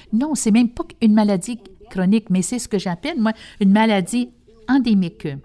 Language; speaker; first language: French; non-native, fluent; English